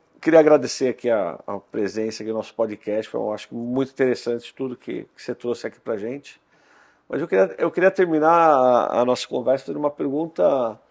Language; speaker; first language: Portuguese; native; Portuguese